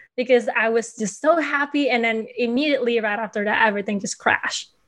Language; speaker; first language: English; non-native, fluent; Indonesian